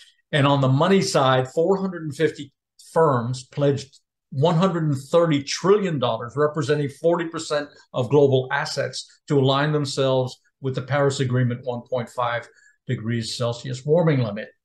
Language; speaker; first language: English; native; English